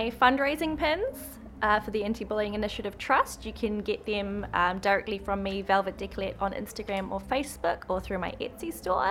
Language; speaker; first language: English; native; English